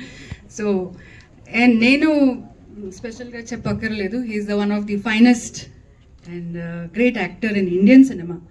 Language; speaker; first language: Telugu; non-native, learner; Kannada